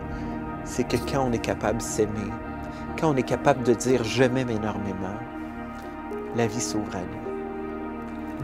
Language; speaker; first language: French; native; French